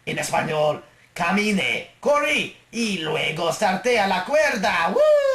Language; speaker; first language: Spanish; non-native, learner; English